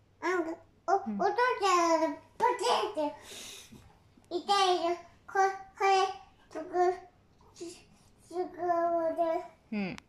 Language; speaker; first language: Japanese; native; Japanese